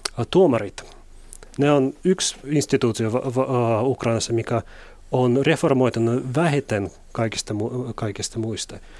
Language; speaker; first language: Finnish; non-native, fluent; Russian